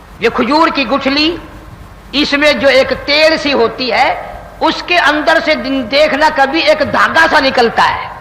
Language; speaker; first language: Urdu; non-native, local second language; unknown